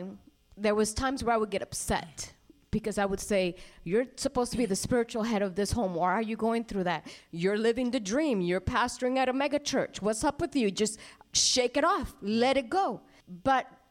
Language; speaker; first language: English; non-native, fluent; Spanish